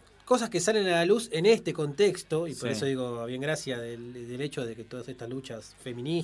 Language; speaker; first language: Spanish; native; Spanish